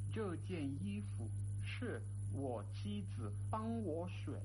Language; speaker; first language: Chinese; non-native, learner; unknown